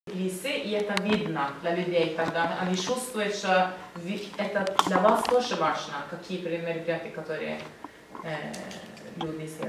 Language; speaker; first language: Russian; non-native, learner; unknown